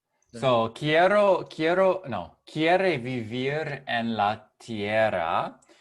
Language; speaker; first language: Spanish; non-native, learner; English